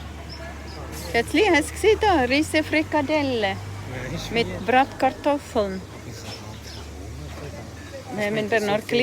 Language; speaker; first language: German; non-native, learner; Cebuano